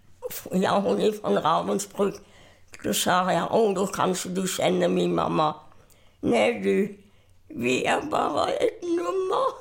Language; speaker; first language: Swedish; non-native, fluent; German